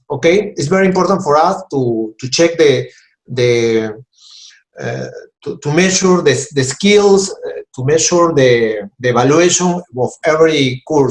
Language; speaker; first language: English; non-native, learner; Spanish